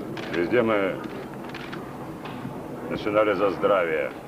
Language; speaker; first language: Russian; native; Russian